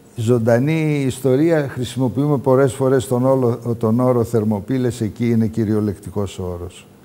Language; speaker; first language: Greek; native; Greek